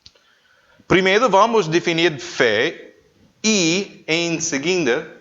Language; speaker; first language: Portuguese; non-native, learner; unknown